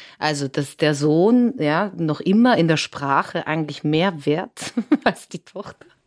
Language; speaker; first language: German; early bilingual, other home language; Serbian